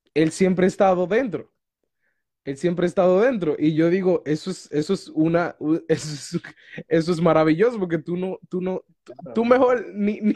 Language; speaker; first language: Spanish; native; Spanish